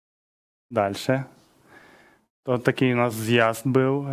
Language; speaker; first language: Polish; non-native, learner; Russian